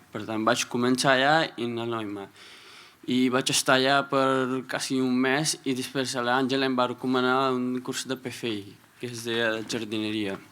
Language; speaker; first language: Catalan; non-native, fluent; Punjabi